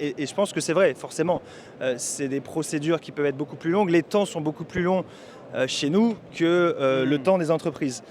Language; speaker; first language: French; native; French